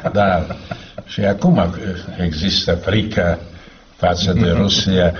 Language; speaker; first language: Romanian; non-native, learner; Slovak